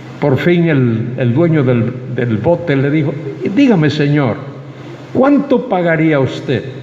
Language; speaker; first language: Spanish; native; Spanish